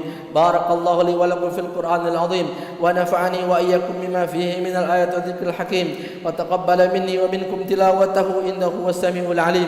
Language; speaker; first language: Indonesian; native; Indonesian